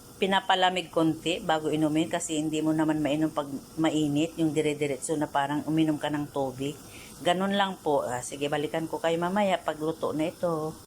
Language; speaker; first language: Filipino; non-native, local second language; Iloko